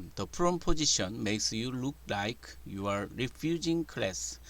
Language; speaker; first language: English; non-native, learner; Korean